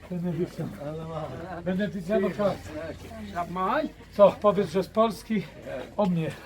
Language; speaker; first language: Polish; non-native, learner; Arabic